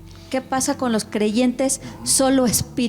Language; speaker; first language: Spanish; native; Spanish